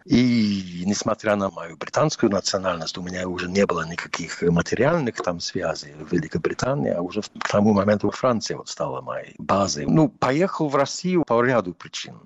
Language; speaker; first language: Russian; non-native, fluent; English